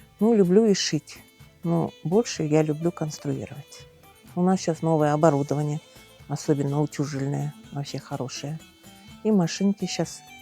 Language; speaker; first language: Russian; non-native, local second language; Uyghur